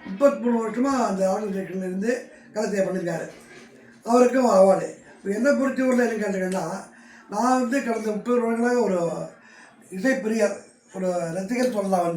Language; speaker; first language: Tamil; native; Tamil